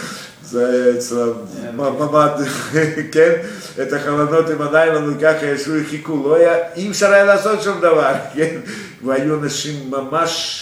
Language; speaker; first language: Hebrew; non-native, fluent; Russian